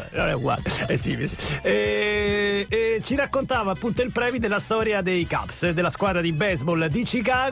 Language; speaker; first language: Italian; native; Italian